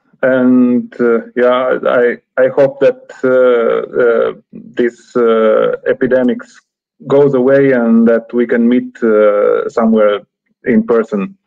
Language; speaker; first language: English; non-native, fluent; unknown